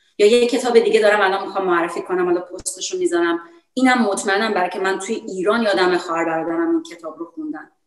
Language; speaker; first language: Persian; early bilingual, heritage; Persian